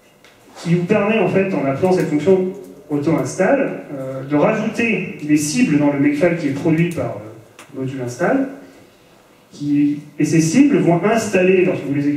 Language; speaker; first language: French; native; French